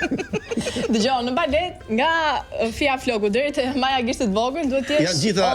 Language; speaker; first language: Albanian; native; Albanian